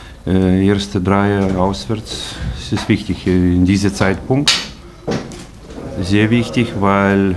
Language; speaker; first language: German; non-native, fluent; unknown